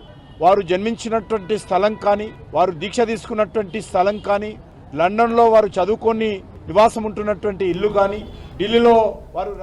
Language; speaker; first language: Telugu; native; Telugu